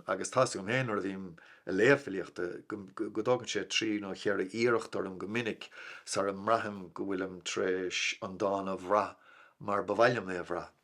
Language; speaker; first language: Irish; non-native, local second language; English